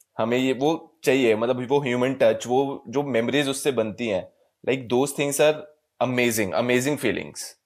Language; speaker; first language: Hindi; native; Hindi